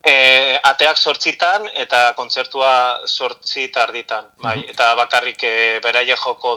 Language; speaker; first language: Basque; non-native, local second language; Spanish